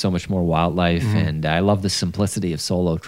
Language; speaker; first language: English; native; English